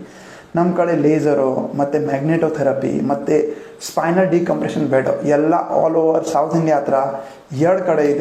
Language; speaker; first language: Kannada; non-native, local second language; Gujarati